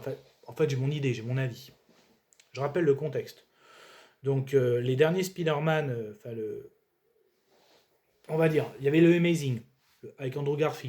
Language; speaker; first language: French; native; French